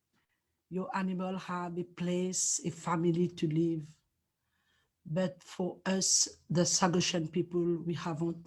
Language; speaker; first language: English; non-native, learner; Morisyen